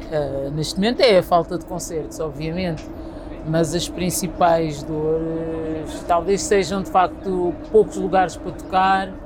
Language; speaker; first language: Portuguese; early bilingual, other home language; Kabuverdianu